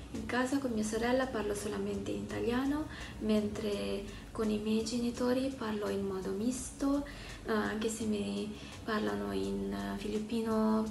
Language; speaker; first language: Italian; early bilingual, other home language; Filipino